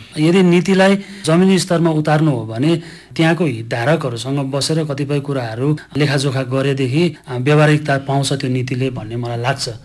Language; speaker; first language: Nepali; native; Nepali